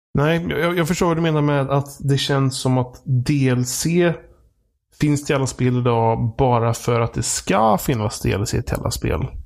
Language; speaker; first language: Swedish; native; Swedish